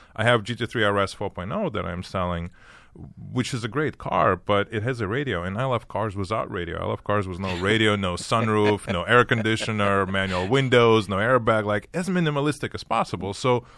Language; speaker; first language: English; early bilingual, other home language; Ukrainian